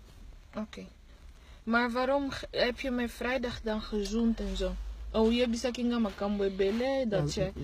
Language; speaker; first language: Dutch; early bilingual, other home language; Lingala